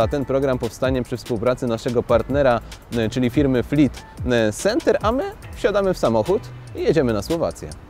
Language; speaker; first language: Polish; native; Polish